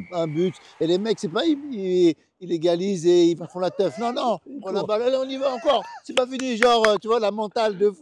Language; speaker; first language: French; native; French